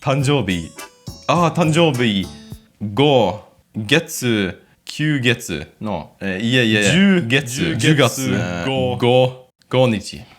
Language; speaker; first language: Japanese; non-native, learner; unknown